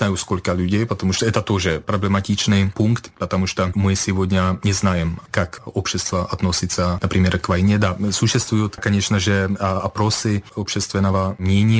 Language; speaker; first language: Russian; non-native, fluent; Czech